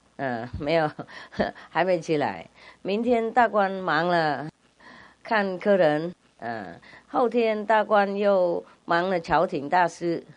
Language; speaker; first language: Chinese; non-native, fluent; Vietnamese